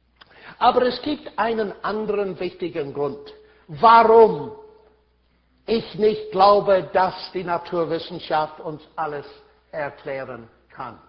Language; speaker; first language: German; non-native, fluent; English